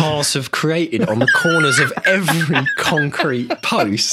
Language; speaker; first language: English; native; English